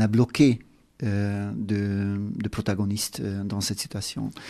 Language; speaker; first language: French; non-native, learner; Hungarian